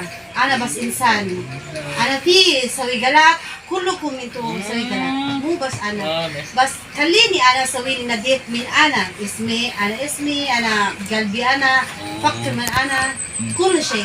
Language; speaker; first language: Arabic; non-native, learner; Filipino